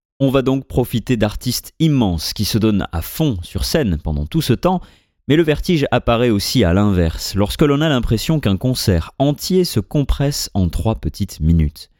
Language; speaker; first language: French; native; French